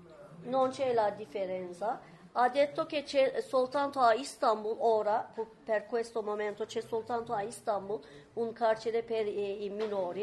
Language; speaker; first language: Italian; non-native, learner; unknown